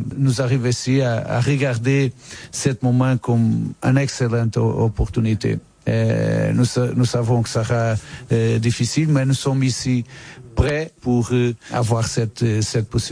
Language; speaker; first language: French; non-native, fluent; Portuguese